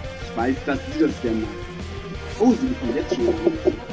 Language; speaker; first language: German; native; German